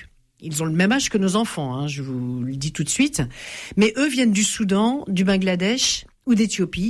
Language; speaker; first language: French; native; French